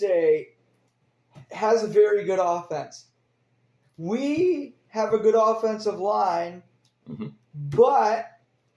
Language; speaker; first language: English; native; English